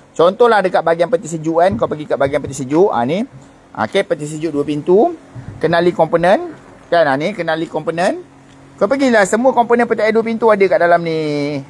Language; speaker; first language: Malay; native; Malay